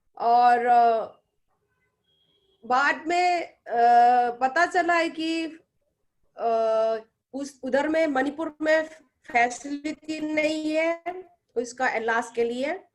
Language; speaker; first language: Hindi; non-native, local second language; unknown